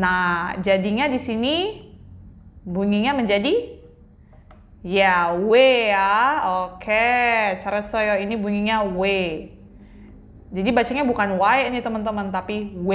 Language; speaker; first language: Indonesian; native; Indonesian